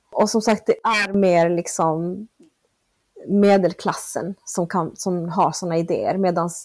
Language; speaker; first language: Swedish; early bilingual, other home language; Spanish